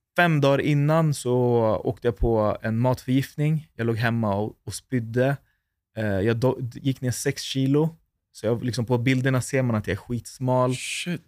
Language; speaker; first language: Swedish; native; Swedish